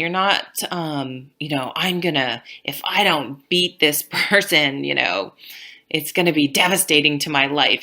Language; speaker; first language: English; native; English